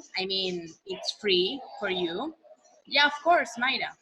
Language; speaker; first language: English; non-native, learner; Spanish